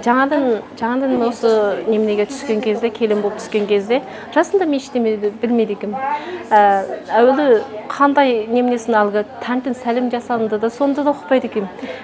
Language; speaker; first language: Kazakh; non-native, local second language; Uyghur